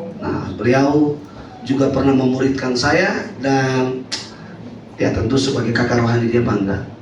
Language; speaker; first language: Indonesian; native; Indonesian